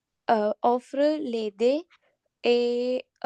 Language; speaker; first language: French; non-native, learner; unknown